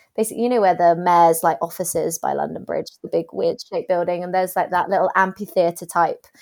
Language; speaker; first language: English; native; English